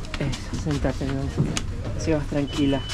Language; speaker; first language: Spanish; native; Spanish